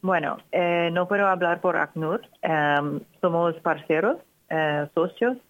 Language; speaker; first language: Spanish; non-native, fluent; English